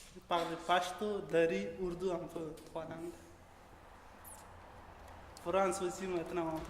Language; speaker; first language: French; non-native, learner; Pashto